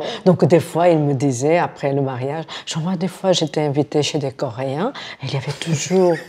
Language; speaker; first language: French; non-native, fluent; Korean